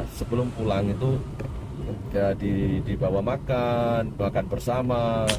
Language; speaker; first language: Malay; non-native, local second language; Javanese